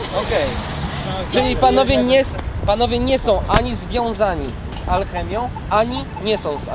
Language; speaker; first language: Polish; native; Polish